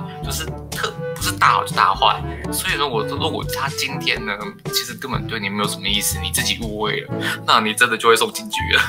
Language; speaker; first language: Chinese; native; Chinese